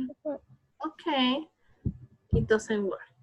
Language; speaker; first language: English; non-native, learner; Spanish